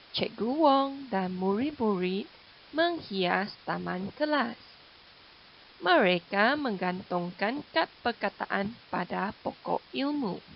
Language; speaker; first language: Malay; non-native, local second language; Chinese